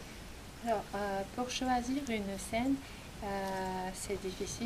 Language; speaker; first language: French; non-native, fluent; Japanese